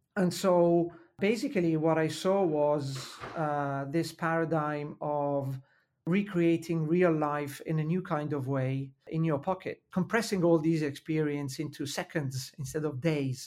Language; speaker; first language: English; non-native, fluent; Italian